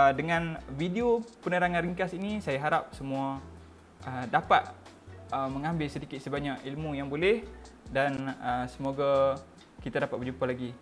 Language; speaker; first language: Malay; native; Malay